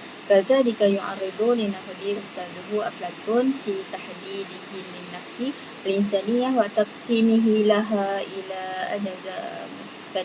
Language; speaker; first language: Arabic; non-native, learner; Malay